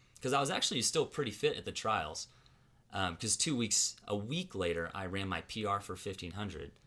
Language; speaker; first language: English; native; English